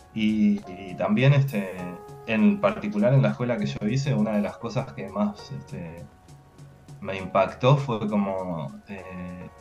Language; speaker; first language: Spanish; native; Spanish